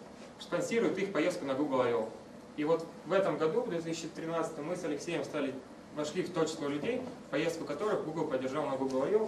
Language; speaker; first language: Russian; native; Russian